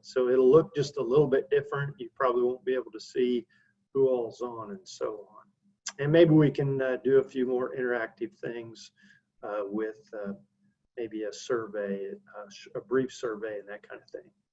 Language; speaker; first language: English; native; English